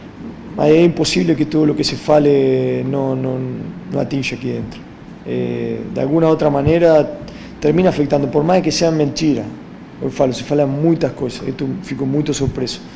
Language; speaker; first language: Portuguese; non-native, fluent; Spanish